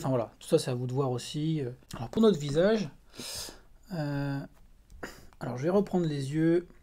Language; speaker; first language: French; native; French